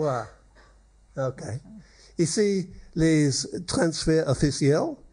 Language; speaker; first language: French; non-native, learner; English